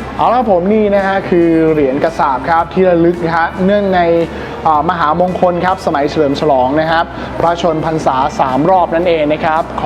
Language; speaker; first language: Thai; native; Thai